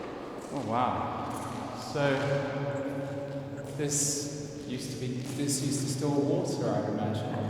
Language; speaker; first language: English; native; English